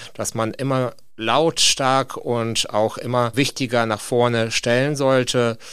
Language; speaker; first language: German; non-native, fluent; Russian